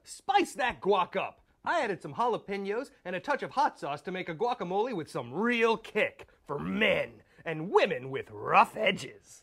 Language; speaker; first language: English; native; English